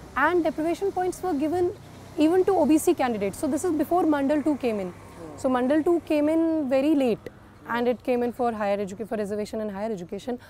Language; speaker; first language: English; non-native, local second language; Kashmiri